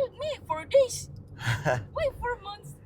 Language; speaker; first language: English; non-native, learner; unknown